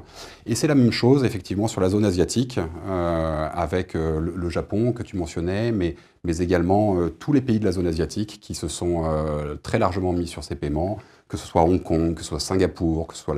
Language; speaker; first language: French; native; French